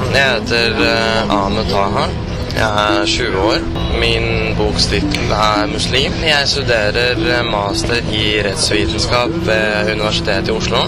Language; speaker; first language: Norwegian; early bilingual, other home language; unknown